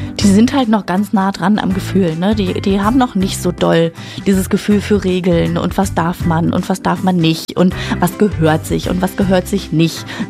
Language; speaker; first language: German; native; German